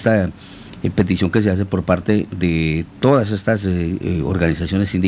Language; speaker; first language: Spanish; native; Spanish